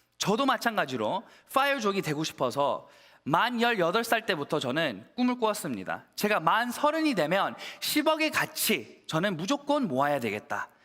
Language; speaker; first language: Korean; early bilingual, heritage; Korean